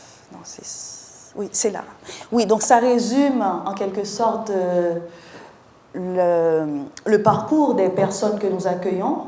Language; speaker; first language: French; non-native, local second language; Haitian Creole